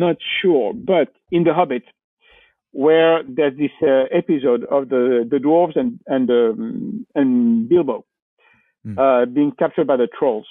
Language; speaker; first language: English; non-native, fluent; French